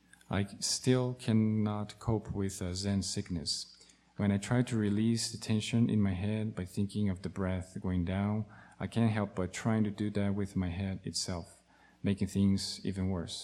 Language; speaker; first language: English; non-native, fluent; Portuguese